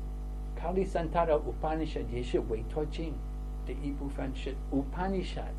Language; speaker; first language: Chinese; non-native, fluent; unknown